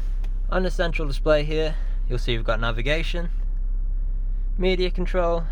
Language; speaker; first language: English; native; English